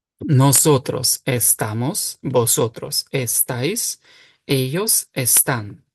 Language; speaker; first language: Spanish; non-native, fluent; Ukrainian